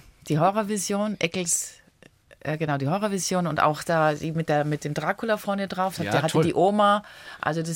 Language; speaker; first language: German; early bilingual, other home language; Italian